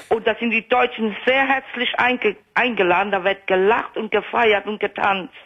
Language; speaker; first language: German; early bilingual, other home language; Italian